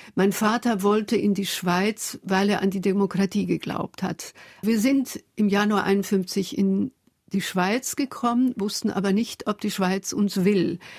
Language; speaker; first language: German; early bilingual, other home language; Hungarian